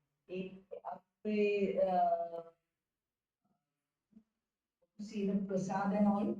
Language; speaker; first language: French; non-native, learner; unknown